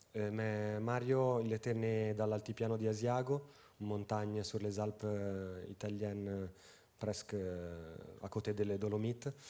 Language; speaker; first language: French; non-native, fluent; Italian